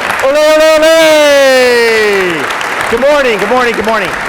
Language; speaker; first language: English; native; English